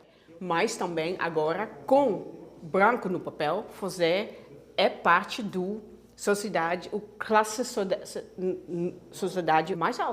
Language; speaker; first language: Portuguese; non-native, learner; Dutch